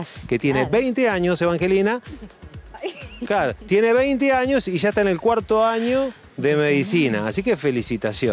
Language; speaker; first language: Spanish; native; Spanish